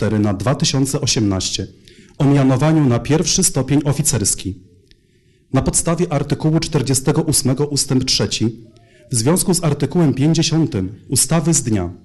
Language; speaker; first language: Polish; native; Polish